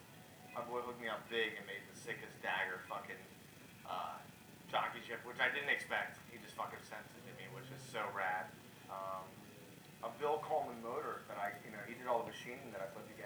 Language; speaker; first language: English; native; English